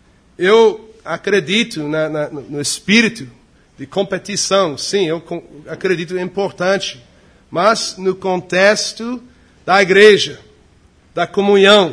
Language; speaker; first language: Portuguese; non-native, fluent; English